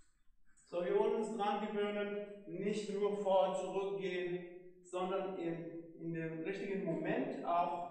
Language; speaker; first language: German; non-native, fluent; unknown